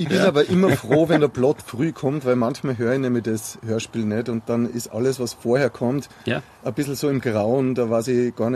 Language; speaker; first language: German; native; German